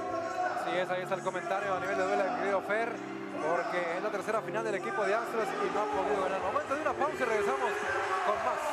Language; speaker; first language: Spanish; native; Spanish